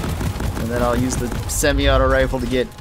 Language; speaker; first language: English; native; English